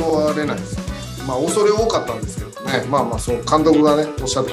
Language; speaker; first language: Japanese; native; Japanese